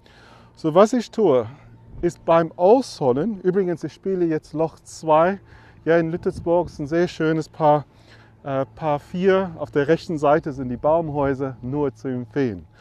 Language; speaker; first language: German; non-native, fluent; English